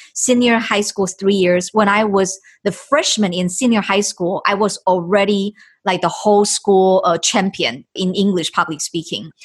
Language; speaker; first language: English; non-native, fluent; Chinese